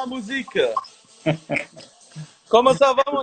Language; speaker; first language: French; non-native, fluent; Portuguese